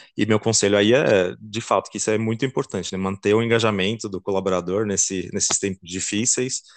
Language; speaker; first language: Portuguese; non-native, fluent; Dutch